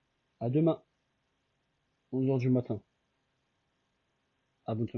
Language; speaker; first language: French; non-native, fluent; Albanian